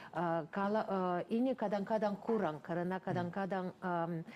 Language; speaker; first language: Malay; non-native, fluent; Russian